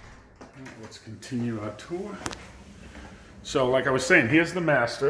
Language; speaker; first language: English; native; English